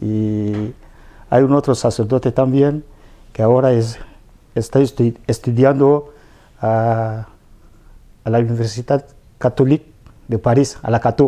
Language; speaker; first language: Spanish; non-native, fluent; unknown